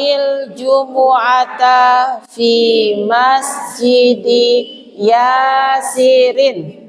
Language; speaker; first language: Arabic; non-native, fluent; Indonesian